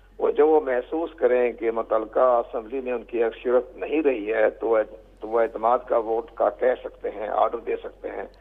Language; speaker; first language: Urdu; native; Urdu